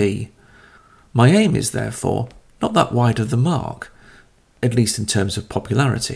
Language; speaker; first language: English; native; English